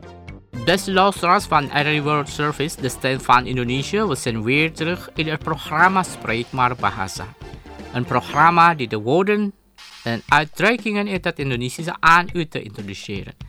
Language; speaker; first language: Dutch; non-native, fluent; Indonesian